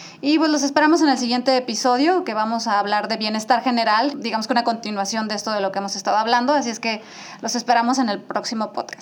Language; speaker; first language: Spanish; native; Spanish